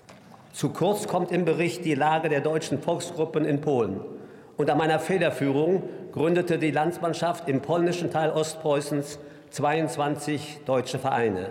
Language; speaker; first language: German; native; German